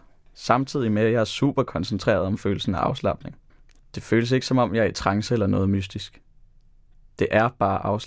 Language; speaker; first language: Danish; native; Danish